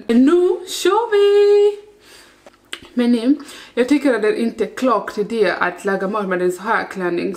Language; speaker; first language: Swedish; non-native, learner; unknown